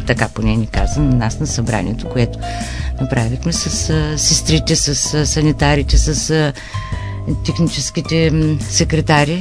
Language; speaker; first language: Bulgarian; native; Bulgarian